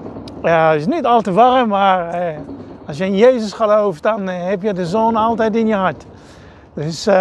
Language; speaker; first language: Dutch; non-native, fluent; Hebrew